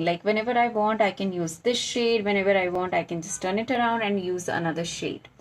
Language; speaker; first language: English; non-native, local second language; Hindi